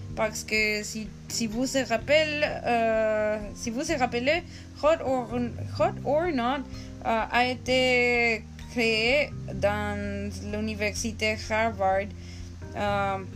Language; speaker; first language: French; non-native, learner; Spanish